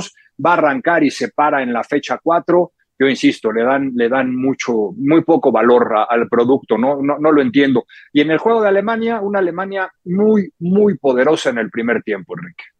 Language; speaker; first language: Spanish; native; Spanish